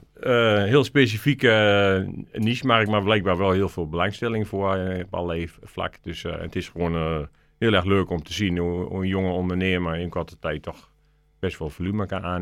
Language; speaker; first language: Dutch; native; Dutch